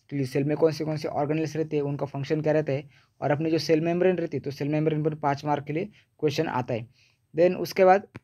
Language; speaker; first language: Hindi; non-native, local second language; Marathi